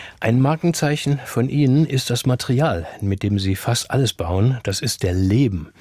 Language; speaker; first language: German; native; German